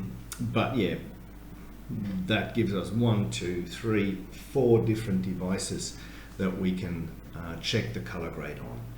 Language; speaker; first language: English; native; English